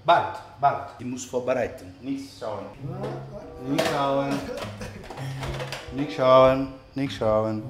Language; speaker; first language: German; non-native, fluent; Italian